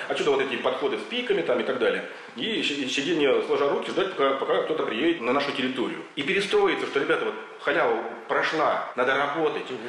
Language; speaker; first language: Russian; native; Russian